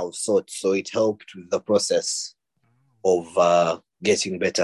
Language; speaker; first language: English; non-native, local second language; Ganda